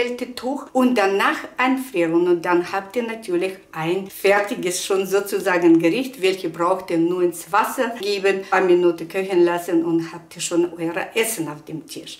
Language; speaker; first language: German; non-native, fluent; Russian